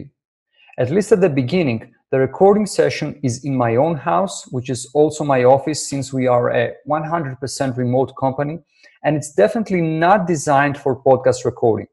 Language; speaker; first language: English; non-native, fluent; Greek